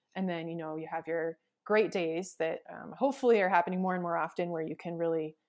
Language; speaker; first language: English; native; English